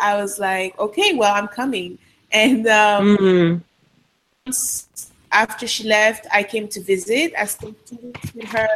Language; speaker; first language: English; non-native, fluent; Sango